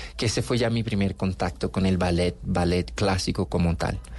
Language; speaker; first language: Spanish; native; Spanish